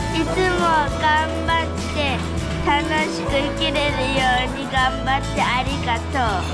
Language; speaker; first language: Japanese; early bilingual, other home language; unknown